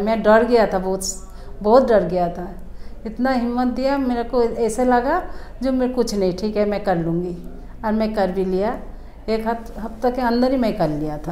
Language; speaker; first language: Hindi; non-native, local second language; Bangla